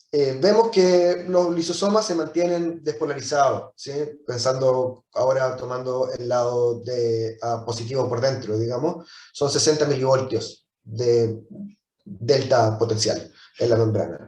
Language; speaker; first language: Spanish; native; Spanish